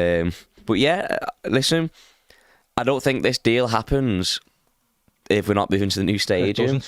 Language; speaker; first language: English; native; English